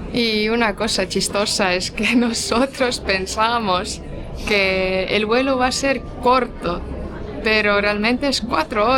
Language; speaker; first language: Spanish; non-native, fluent; Portuguese